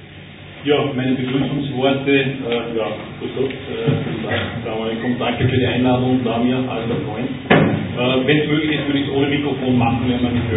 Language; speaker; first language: German; native; German